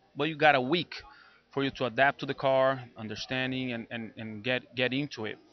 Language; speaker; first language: English; non-native, fluent; Portuguese